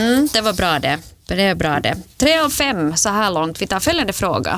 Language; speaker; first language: Swedish; native; Swedish